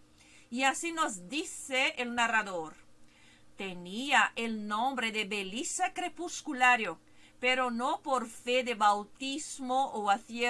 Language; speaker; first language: Spanish; non-native, fluent; Portuguese